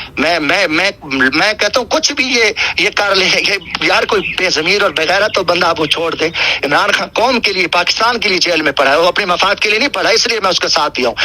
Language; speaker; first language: Urdu; non-native, local second language; Saraiki